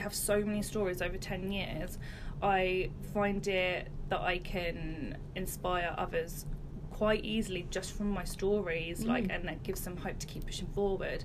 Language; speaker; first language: English; native; English